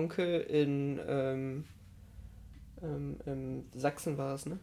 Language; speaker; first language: German; native; German